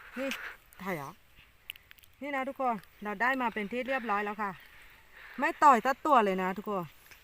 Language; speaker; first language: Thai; non-native, local second language; Karen languages